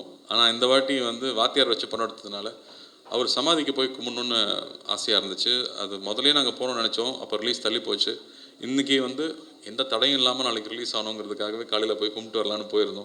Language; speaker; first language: Tamil; native; Tamil